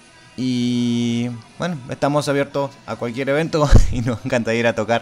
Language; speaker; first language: Spanish; native; Spanish